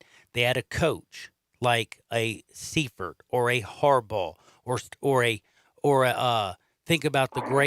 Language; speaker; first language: English; native; English